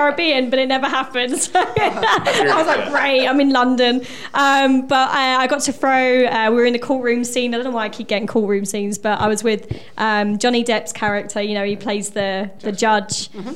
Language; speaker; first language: English; native; English